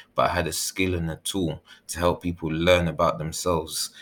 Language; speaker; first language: English; native; English